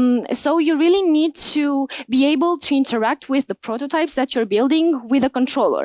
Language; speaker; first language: English; non-native, fluent; Romanian